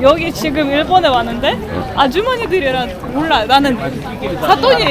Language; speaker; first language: Korean; non-native, learner; Russian